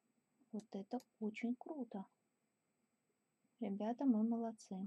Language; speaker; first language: Russian; native; Russian